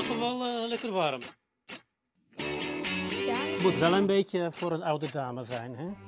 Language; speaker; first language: Dutch; native; Dutch